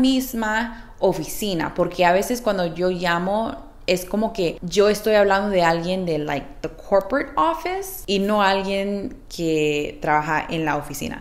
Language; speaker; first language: Spanish; early bilingual, heritage; Spanish